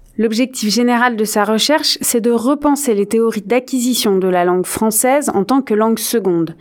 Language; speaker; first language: French; native; French